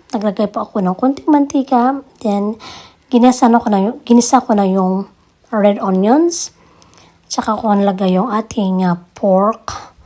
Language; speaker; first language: Filipino; non-native, local second language; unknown